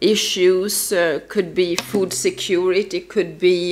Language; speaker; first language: English; non-native, fluent; Swedish